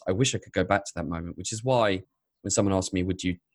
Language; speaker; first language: English; native; English